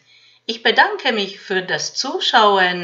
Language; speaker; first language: German; non-native, fluent; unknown